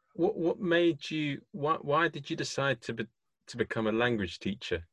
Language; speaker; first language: English; native; English